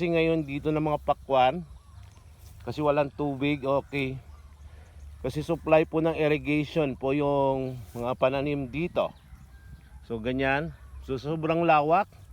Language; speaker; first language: Filipino; non-native, local second language; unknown